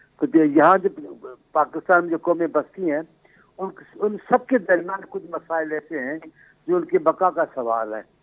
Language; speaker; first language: Urdu; non-native, local second language; Sindhi